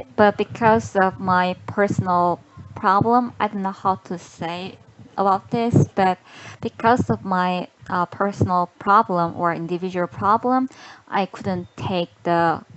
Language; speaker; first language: English; non-native, learner; Korean